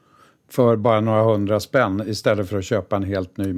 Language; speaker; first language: Swedish; native; Swedish